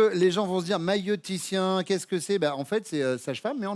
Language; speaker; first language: French; native; French